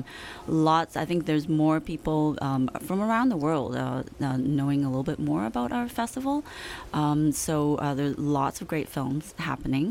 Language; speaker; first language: English; non-native, local second language; Cantonese